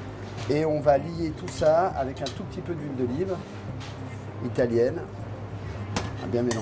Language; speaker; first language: French; native; French